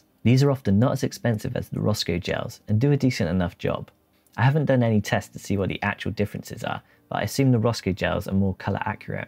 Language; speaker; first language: English; native; English